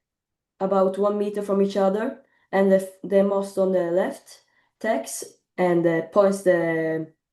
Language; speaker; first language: English; non-native, fluent; Italian